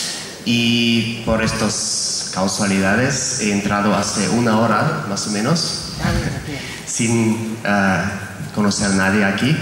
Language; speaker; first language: Spanish; non-native, fluent; German